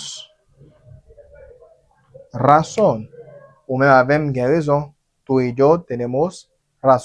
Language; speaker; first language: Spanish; non-native, fluent; Haitian Creole